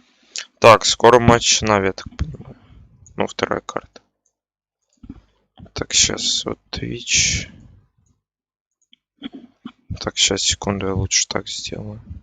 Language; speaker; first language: Russian; native; Russian